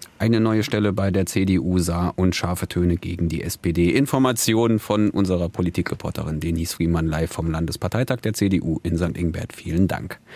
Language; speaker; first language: German; native; German